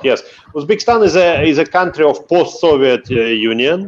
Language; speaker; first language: English; non-native, fluent; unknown